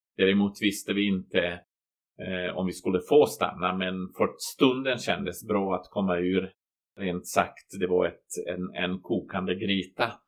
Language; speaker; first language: Swedish; non-native, fluent; Croatian